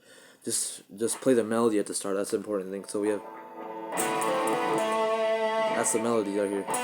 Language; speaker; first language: English; native; English